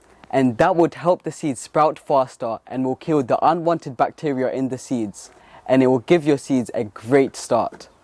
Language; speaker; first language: English; early bilingual, other home language; Bangla